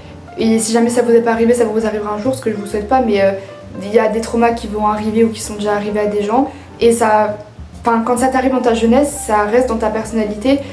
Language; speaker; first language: French; native; French